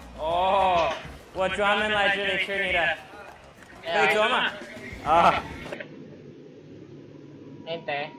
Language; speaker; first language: Chinese; non-native, fluent; English